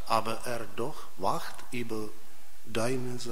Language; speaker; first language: German; non-native, fluent; Czech